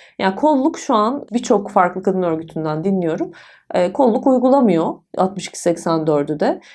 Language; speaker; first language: Turkish; native; Turkish